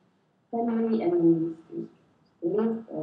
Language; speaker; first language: English; non-native, learner; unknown